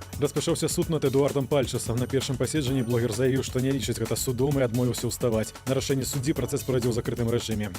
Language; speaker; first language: Belarusian; native; Belarusian